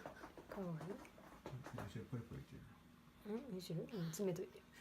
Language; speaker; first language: Japanese; native; Japanese